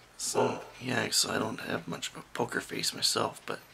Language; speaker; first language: English; native; English